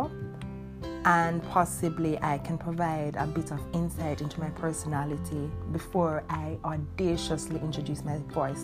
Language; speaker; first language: English; non-native, local second language; Jamaican Creole English